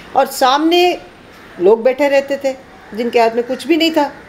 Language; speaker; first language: Hindi; native; Hindi